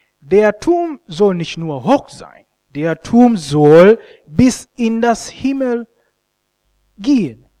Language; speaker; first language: German; non-native, fluent; Ganda